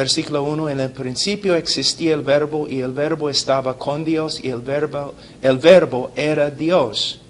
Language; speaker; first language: Spanish; non-native, fluent; English